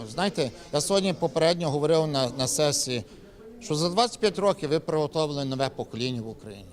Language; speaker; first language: Ukrainian; early bilingual, heritage; Ukrainian